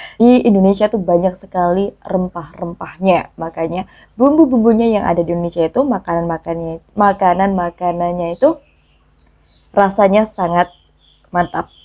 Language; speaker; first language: Indonesian; native; Indonesian